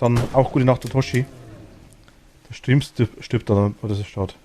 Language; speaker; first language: German; native; German